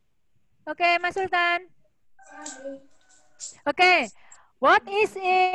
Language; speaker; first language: English; non-native, fluent; Indonesian